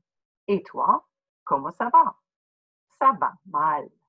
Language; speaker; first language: French; non-native, fluent; English